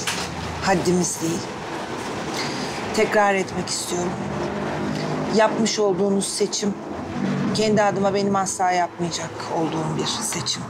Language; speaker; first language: Turkish; native; Turkish